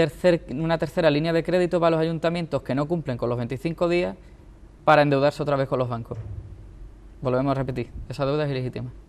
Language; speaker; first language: Spanish; native; Spanish